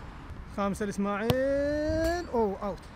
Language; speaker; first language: Arabic; native; Arabic